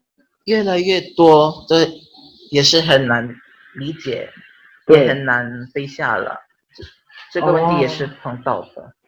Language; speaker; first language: Chinese; non-native, learner; Filipino